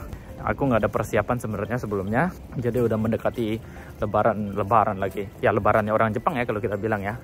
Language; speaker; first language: Indonesian; native; Indonesian